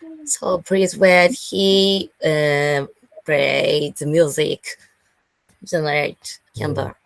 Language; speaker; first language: English; non-native, learner; Japanese